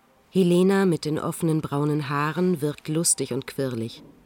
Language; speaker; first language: German; native; German